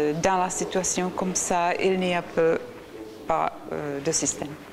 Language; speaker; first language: French; non-native, learner; Czech